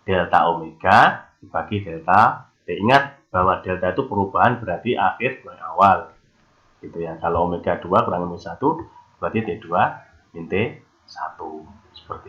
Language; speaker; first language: Indonesian; native; Indonesian